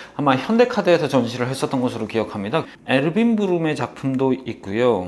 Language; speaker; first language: Korean; native; Korean